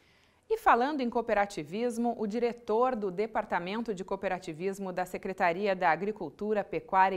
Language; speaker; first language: Portuguese; native; Portuguese